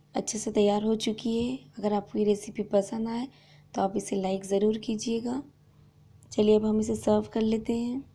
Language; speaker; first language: Hindi; native; Hindi